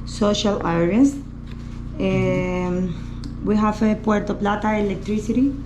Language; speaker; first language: English; non-native, learner; Spanish